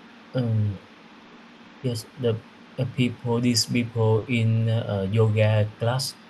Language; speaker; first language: English; non-native, learner; Vietnamese